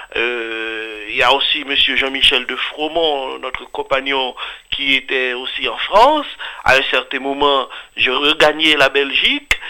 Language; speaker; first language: French; non-native, local second language; Haitian Creole